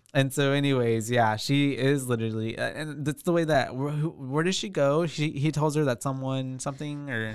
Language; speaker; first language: English; native; English